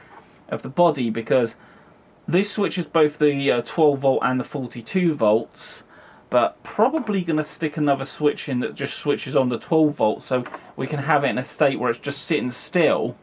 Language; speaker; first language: English; native; English